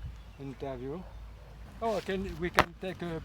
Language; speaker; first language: English; non-native, learner; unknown